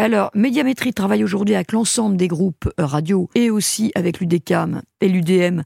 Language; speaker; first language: French; native; French